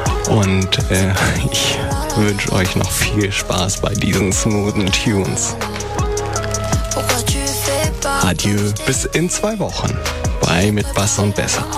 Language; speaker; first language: German; native; German